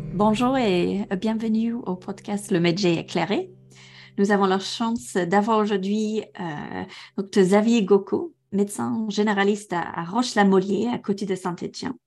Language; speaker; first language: French; non-native, fluent; English